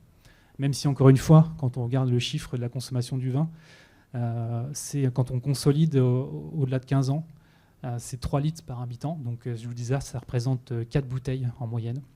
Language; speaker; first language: French; native; French